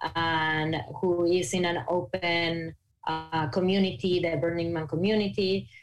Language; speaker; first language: English; non-native, fluent; Spanish